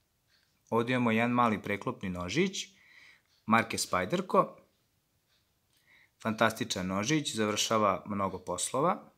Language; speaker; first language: Serbian; native; Serbian